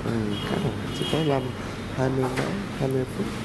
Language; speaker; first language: Vietnamese; non-native, fluent; Japanese